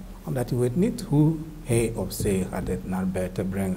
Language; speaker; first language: Dutch; non-native, learner; Igbo